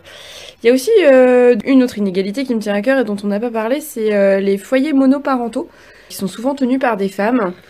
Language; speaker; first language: French; native; French